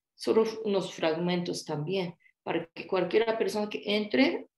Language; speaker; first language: Spanish; non-native, fluent; Japanese